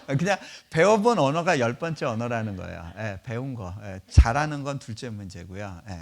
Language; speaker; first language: Korean; native; Korean